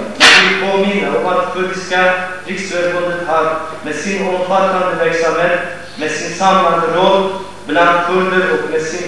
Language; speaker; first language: Swedish; non-native, fluent; Kurdish